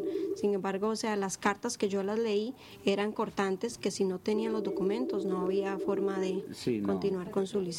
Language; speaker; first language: Spanish; native; Spanish